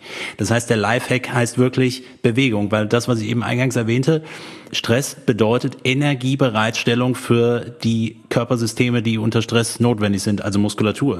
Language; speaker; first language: German; native; German